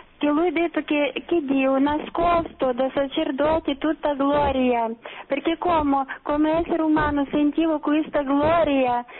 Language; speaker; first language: Italian; non-native, learner; Russian